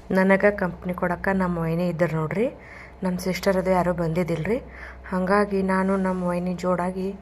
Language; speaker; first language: Kannada; non-native, local second language; Lambadi